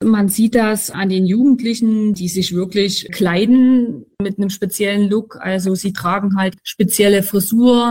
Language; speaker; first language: German; native; German